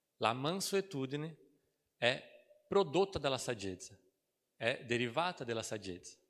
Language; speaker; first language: Italian; non-native, fluent; Portuguese